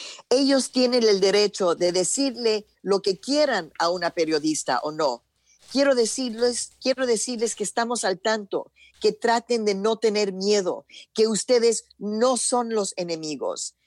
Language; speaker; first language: Spanish; early bilingual, heritage; Spanish